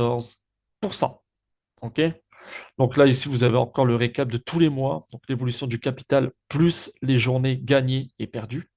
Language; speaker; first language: French; native; French